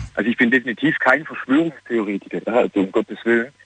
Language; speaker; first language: German; non-native, fluent; Portuguese